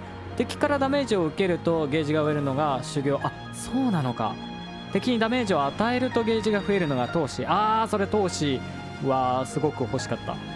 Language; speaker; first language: Japanese; native; Japanese